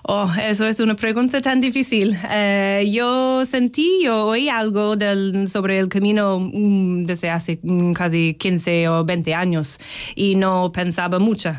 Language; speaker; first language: Spanish; non-native, learner; English